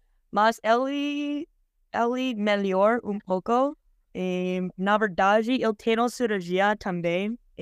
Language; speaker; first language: Portuguese; non-native, learner; English